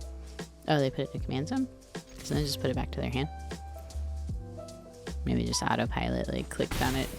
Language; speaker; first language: English; native; English